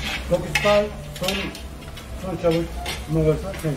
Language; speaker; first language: Korean; non-native, learner; Turkish